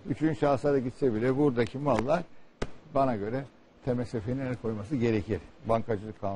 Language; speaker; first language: Turkish; native; Turkish